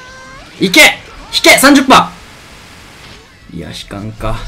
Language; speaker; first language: Japanese; native; Japanese